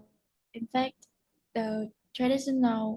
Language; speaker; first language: English; non-native, learner; Vietnamese